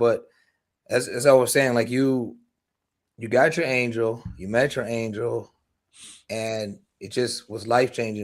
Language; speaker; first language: English; native; English